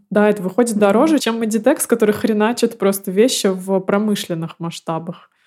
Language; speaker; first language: Russian; native; Russian